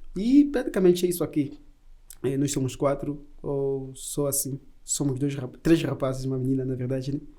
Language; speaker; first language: Portuguese; native; Portuguese